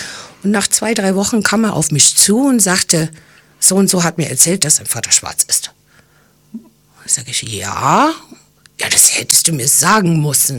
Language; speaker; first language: German; non-native, fluent; English